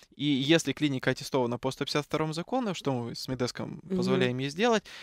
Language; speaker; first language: Russian; native; Russian